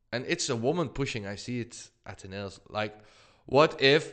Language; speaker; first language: English; non-native, fluent; Dutch